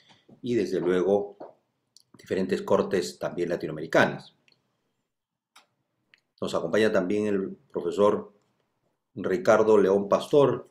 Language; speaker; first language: Spanish; native; Spanish